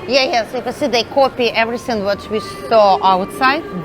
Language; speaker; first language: English; non-native, learner; Russian